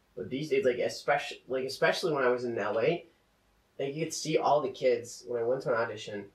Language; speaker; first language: English; non-native, fluent; Czech